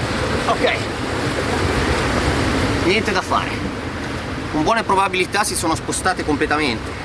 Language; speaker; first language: Italian; native; Italian